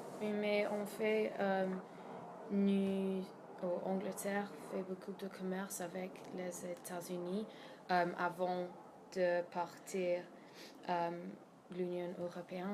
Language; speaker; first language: French; non-native, learner; English